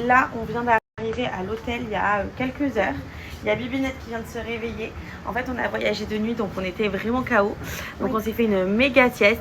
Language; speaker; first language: French; native; French